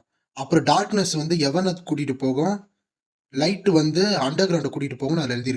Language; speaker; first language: Tamil; native; Tamil